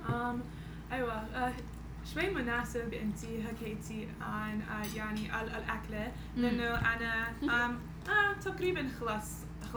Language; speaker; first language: Arabic; non-native, learner; English